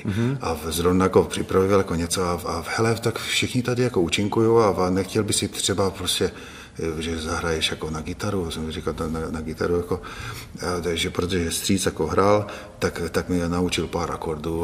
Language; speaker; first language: Czech; non-native, fluent; Hungarian